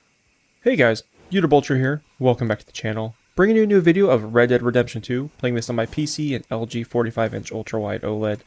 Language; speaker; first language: English; native; English